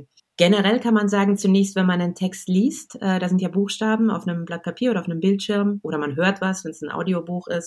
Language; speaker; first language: German; native; German